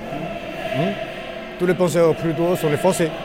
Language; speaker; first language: French; non-native, learner; Chinese